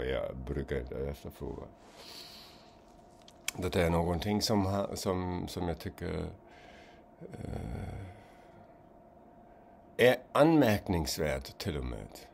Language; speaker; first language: Swedish; non-native, fluent; German